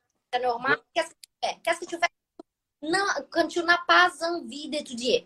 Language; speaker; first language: French; non-native, fluent; Portuguese